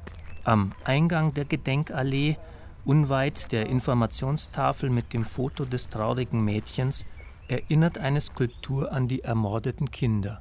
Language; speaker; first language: German; native; German